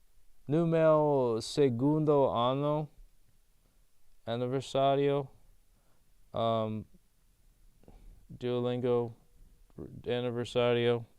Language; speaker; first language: Portuguese; non-native, learner; English